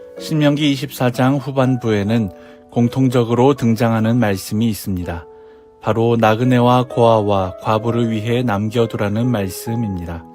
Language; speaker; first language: Korean; native; Korean